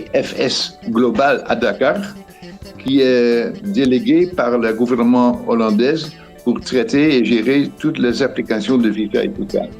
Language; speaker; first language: French; non-native, fluent; Dutch